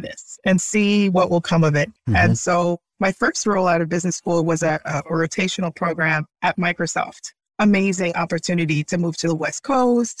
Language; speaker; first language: English; early bilingual, other home language; Haitian Creole